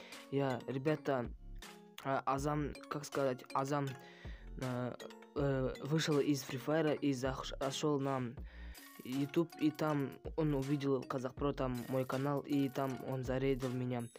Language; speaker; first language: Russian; non-native, local second language; Kazakh